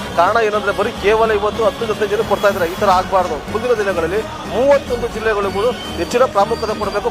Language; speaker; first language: Kannada; non-native, local second language; Lambadi